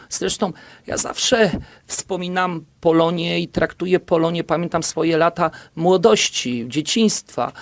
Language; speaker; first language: Polish; native; Polish